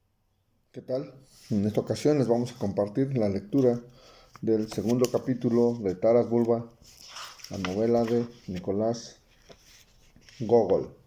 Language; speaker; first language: Spanish; native; Spanish